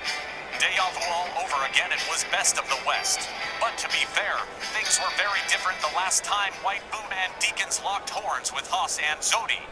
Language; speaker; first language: English; native; English